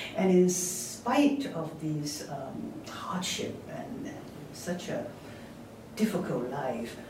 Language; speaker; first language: English; non-native, local second language; Cantonese